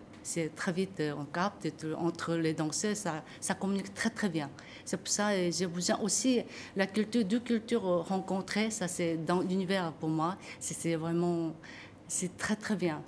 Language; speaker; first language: French; non-native, learner; Korean